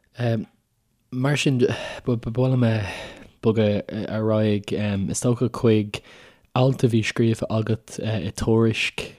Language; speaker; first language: Irish; native; Irish